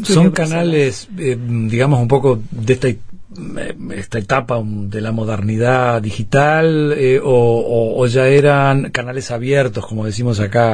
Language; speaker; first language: Spanish; native; Spanish